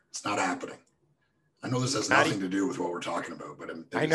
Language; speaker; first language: English; native; English